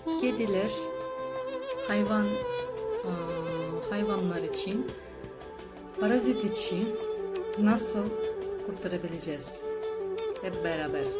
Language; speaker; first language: Turkish; non-native, learner; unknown